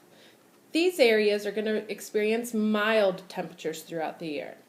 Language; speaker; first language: English; native; English